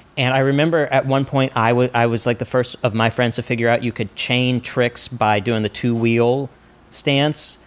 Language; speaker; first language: English; native; English